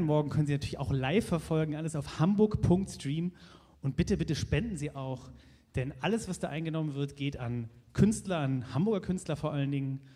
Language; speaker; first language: German; native; German